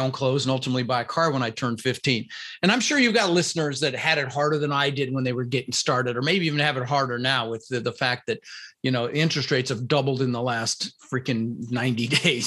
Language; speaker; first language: English; early bilingual, other home language; Dutch